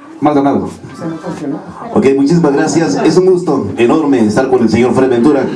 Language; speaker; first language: Spanish; native; Spanish